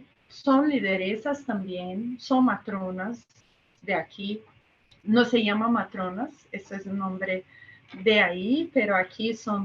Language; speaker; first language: Spanish; non-native, fluent; Portuguese